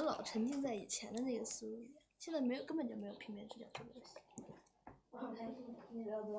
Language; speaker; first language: Chinese; native; Chinese